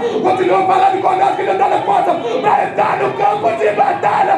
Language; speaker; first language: Portuguese; native; Portuguese